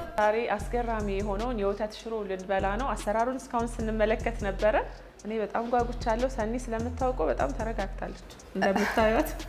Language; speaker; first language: Amharic; native; Amharic